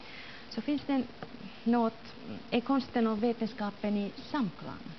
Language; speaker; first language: Swedish; non-native, local second language; Finnish